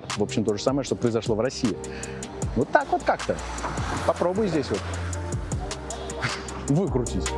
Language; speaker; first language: Russian; native; Russian